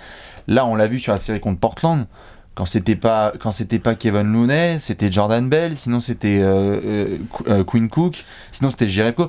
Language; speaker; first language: French; native; French